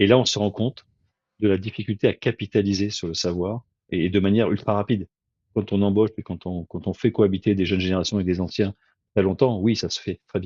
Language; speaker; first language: French; native; French